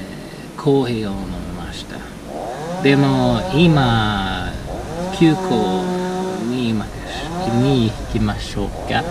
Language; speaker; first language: Japanese; non-native, learner; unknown